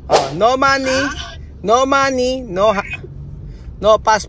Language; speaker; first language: English; non-native, local second language; Filipino